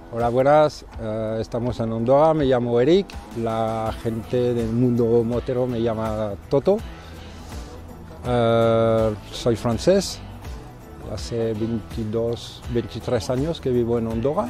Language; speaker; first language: Spanish; non-native, fluent; French